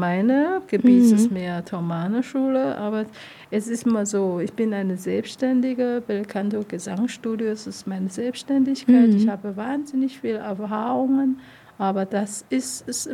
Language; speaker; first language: German; non-native, learner; Vietnamese